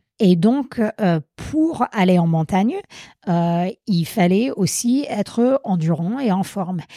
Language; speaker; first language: French; non-native, fluent; English